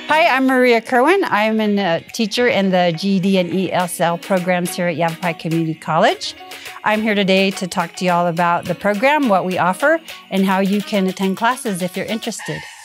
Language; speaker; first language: English; native; English